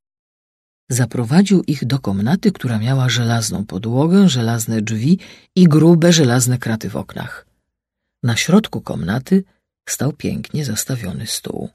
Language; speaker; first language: Polish; native; Polish